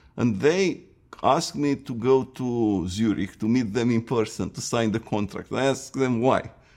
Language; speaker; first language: English; non-native, fluent; Romanian